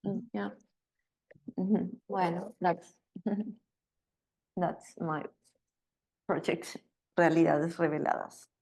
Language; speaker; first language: English; non-native, learner; Spanish